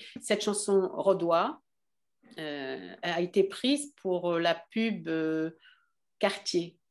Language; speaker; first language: French; early bilingual, other home language; Arabic